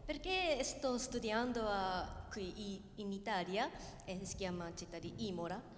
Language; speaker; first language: Italian; non-native, learner; Japanese